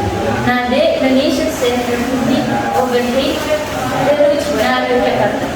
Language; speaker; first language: Dutch; non-native, learner; Indonesian